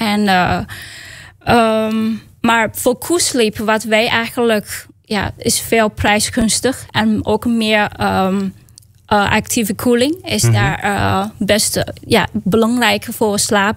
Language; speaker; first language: Dutch; non-native, fluent; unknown